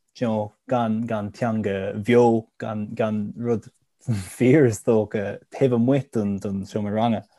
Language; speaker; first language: Irish; native; Irish